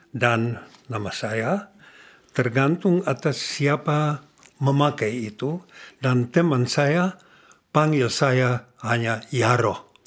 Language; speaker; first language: Indonesian; non-native, fluent; Czech